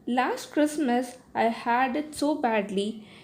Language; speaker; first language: English; non-native, local second language; Malayalam